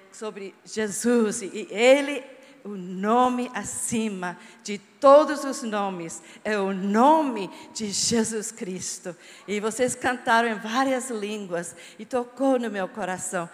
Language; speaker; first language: Portuguese; non-native, fluent; English